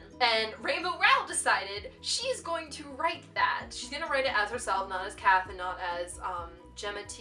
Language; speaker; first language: English; native; English